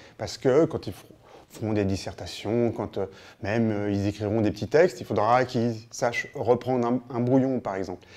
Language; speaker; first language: French; native; French